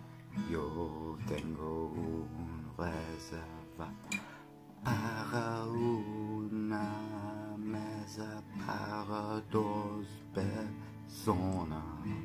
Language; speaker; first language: Spanish; non-native, learner; English